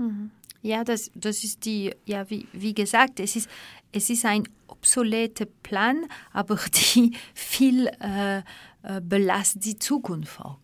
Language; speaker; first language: German; non-native, fluent; French